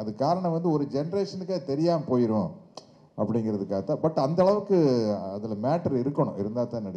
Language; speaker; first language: Tamil; native; Tamil